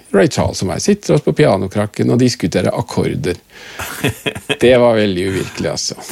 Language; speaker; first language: Norwegian; native; Norwegian